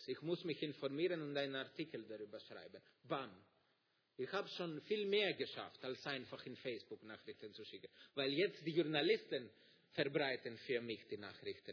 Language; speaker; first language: German; non-native, fluent; Greek